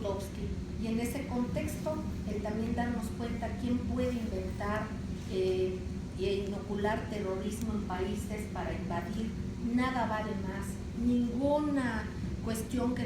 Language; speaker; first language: Spanish; native; Spanish